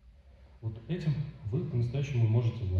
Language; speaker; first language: Russian; native; Russian